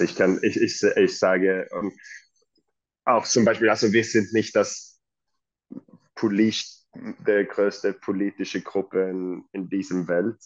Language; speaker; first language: German; non-native, fluent; Swedish